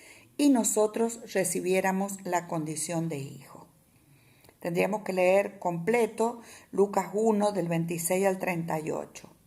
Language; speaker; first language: Spanish; native; Spanish